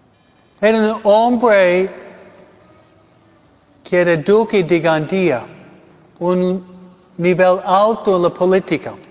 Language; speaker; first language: Spanish; non-native, fluent; English